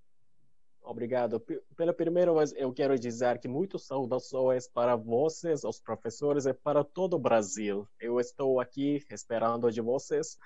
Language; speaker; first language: Portuguese; non-native, learner; Turkish